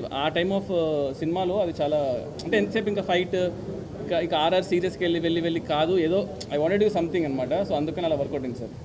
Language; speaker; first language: Telugu; native; Telugu